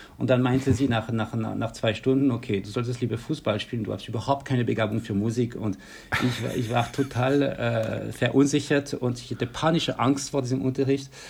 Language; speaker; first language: German; non-native, fluent; French